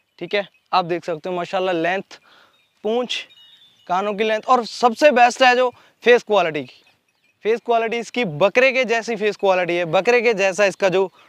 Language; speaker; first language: Hindi; non-native, local second language; Punjabi